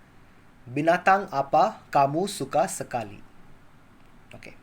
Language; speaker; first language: Indonesian; non-native, learner; Kannada